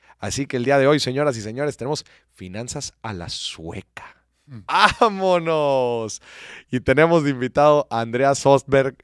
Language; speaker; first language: Spanish; native; Spanish